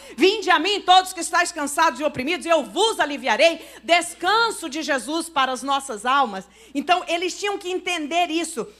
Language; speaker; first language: Portuguese; native; Portuguese